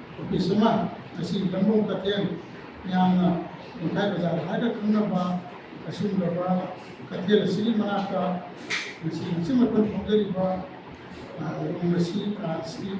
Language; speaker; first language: Manipuri; native; Manipuri